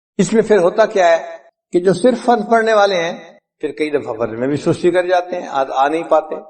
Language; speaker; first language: Urdu; non-native, local second language; Punjabi